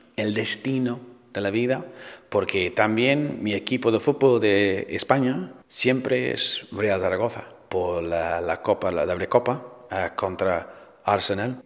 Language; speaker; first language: Spanish; non-native, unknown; English